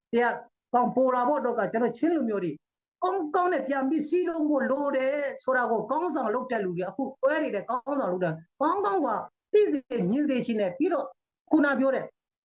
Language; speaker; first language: Burmese; non-native, local second language; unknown